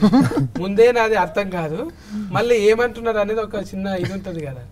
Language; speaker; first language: Telugu; native; Telugu